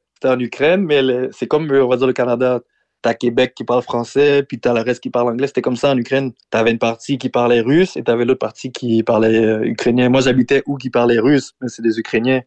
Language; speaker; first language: French; native; French